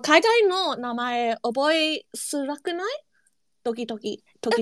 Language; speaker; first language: Japanese; non-native, learner; English